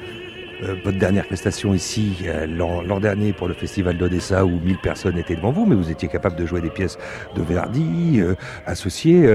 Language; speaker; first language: French; native; French